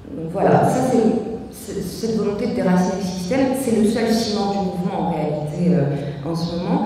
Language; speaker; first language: French; native; French